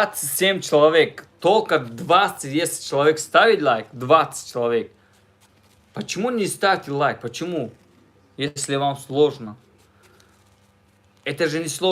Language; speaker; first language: Russian; non-native, learner; Tajik